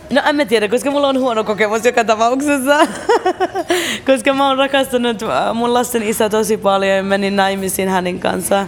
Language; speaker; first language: Finnish; early bilingual, other home language; Arabic